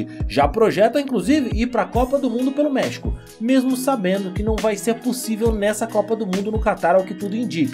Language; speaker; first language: Portuguese; native; Portuguese